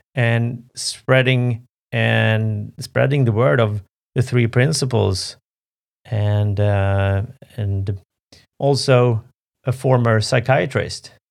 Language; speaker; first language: English; non-native, fluent; Swedish